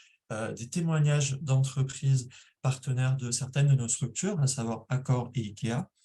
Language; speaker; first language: French; native; French